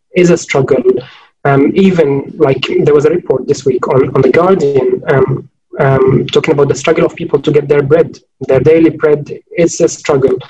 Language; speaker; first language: English; non-native, fluent; Arabic